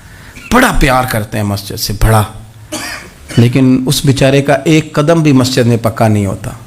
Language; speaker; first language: Urdu; native; Urdu